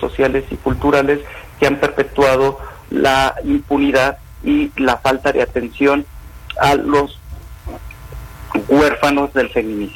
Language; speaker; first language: Spanish; native; Spanish